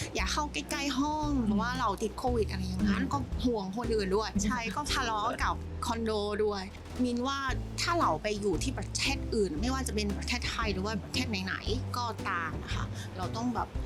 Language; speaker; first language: Thai; non-native, fluent; Vietnamese